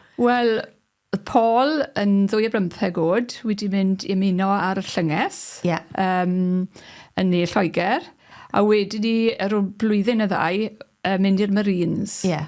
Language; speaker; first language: Welsh; native; Welsh